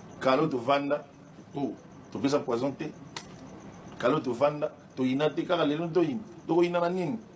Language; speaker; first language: Lingala; native; Lingala